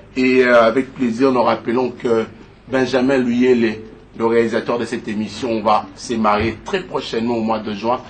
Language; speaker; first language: French; non-native, local second language; Lingala